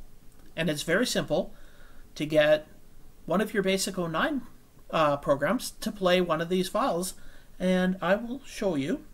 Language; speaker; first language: English; native; English